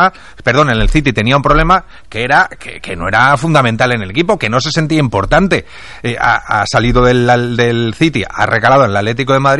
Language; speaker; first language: Spanish; native; Spanish